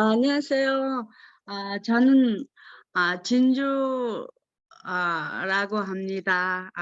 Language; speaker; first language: Korean; non-native, learner; Mongolian